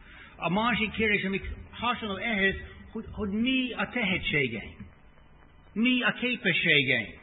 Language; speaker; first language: Hungarian; non-native, fluent; English